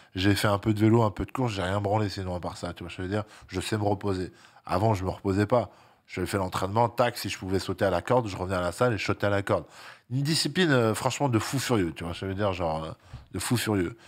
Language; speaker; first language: French; native; French